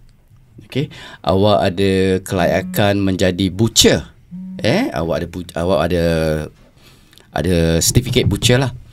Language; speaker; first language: Malay; native; Malay